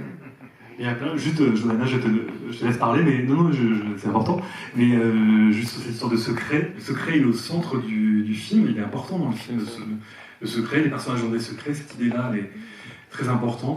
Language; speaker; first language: French; native; French